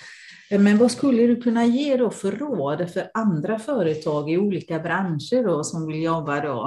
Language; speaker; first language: Swedish; non-native, fluent; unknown